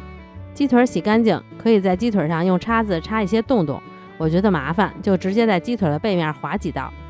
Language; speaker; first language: Chinese; native; Chinese